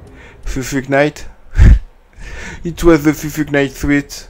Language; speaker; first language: English; non-native, learner; French